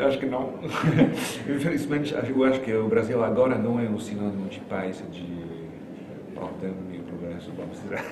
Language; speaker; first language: Portuguese; non-native, fluent; French